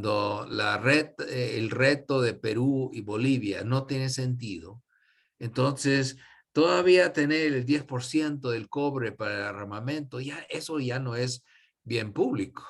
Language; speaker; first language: Spanish; non-native, fluent; English